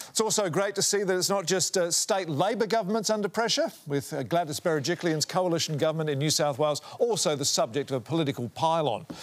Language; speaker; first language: English; native; English